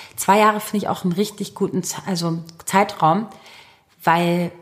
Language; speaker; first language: German; native; German